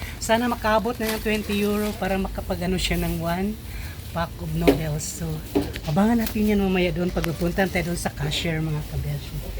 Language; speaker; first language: Filipino; non-native, local second language; Cebuano